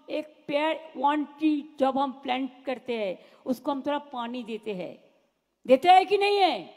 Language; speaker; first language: Hindi; non-native, local second language; Bangla